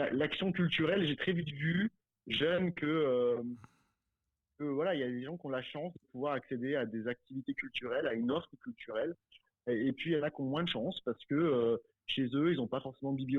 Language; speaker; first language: French; native; French